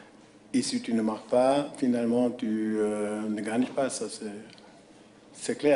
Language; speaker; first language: French; non-native, fluent; German